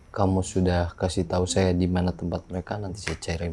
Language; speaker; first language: Indonesian; non-native, local second language; Sundanese